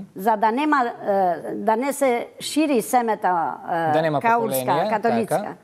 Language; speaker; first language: Macedonian; early bilingual, heritage; Macedonian